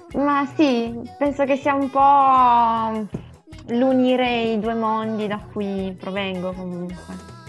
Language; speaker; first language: Italian; early bilingual, other home language; Sinhala